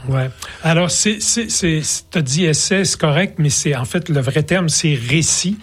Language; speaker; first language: French; native; French